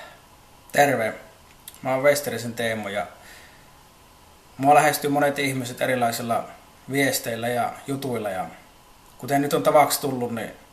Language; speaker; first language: Finnish; native; Finnish